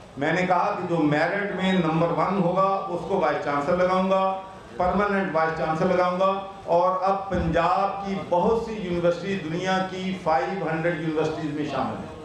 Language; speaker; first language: Urdu; non-native, local second language; Punjabi